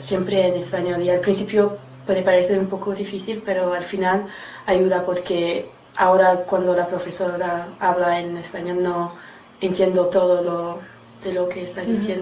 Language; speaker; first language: Spanish; non-native, learner; English